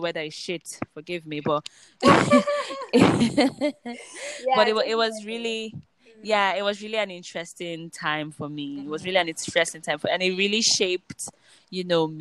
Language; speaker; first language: English; non-native, local second language; Igbo